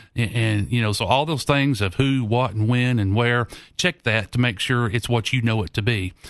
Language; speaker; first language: English; native; English